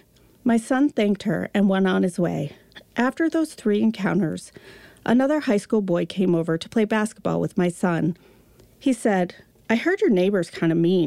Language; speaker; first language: English; native; English